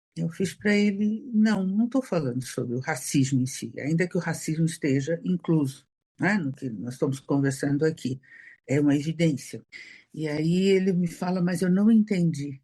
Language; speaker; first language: Portuguese; native; Portuguese